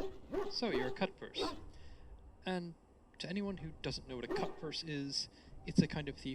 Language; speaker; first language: English; native; English